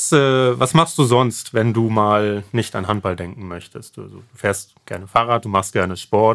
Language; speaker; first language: German; native; German